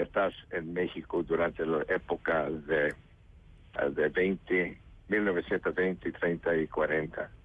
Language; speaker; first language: Spanish; early bilingual, heritage; Spanish